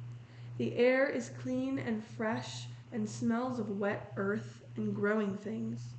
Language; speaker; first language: English; native; English